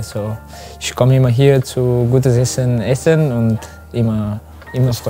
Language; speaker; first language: German; non-native, learner; Spanish